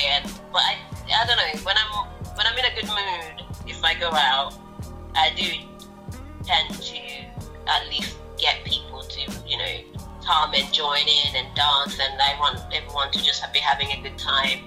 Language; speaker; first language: English; non-native, fluent; Portuguese